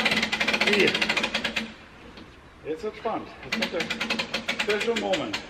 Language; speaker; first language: German; native; German